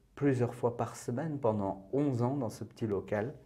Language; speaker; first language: French; non-native, fluent; Persian